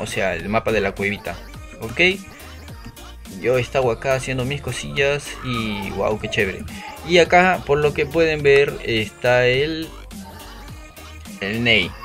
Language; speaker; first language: Spanish; native; Spanish